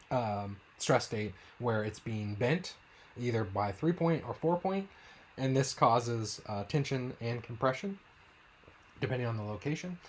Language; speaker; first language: English; native; English